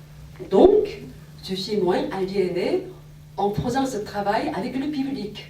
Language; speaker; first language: French; non-native, fluent; Korean